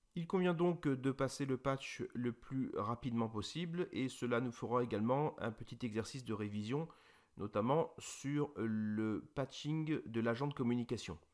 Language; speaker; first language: French; native; French